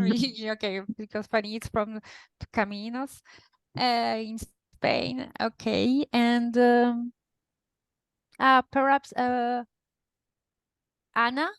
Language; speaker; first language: English; non-native, fluent; Italian